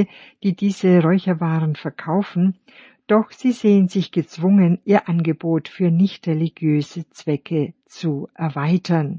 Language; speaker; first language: German; native; German